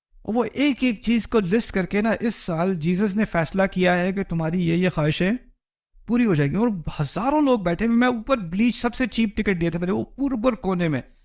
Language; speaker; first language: Urdu; early bilingual, heritage; Urdu